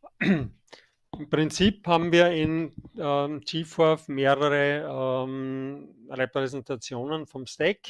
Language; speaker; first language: German; native; German